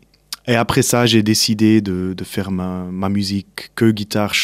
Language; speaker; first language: French; non-native, local second language; Swiss German